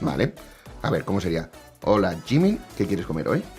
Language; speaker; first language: Spanish; native; Spanish